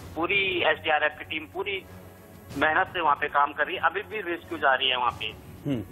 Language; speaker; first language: Hindi; native; Hindi